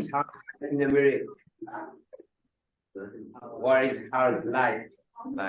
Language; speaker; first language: English; non-native, learner; Malagasy